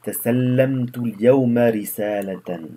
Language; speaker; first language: Arabic; non-native, fluent; French